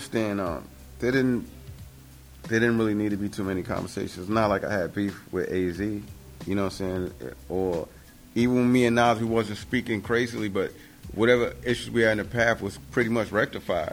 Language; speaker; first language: English; native; English